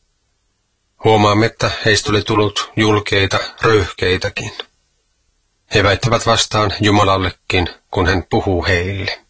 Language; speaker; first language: Finnish; native; Finnish